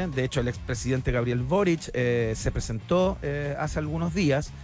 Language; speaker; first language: Spanish; native; Spanish